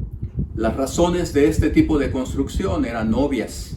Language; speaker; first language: Spanish; native; Spanish